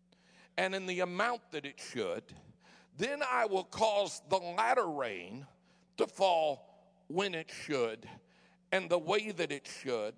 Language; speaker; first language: English; native; English